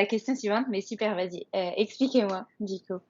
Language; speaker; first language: French; native; French